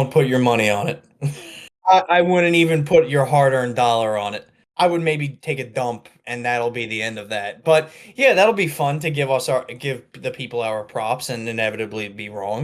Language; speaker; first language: English; native; English